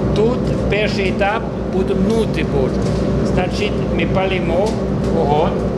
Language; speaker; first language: Ukrainian; non-native, fluent; French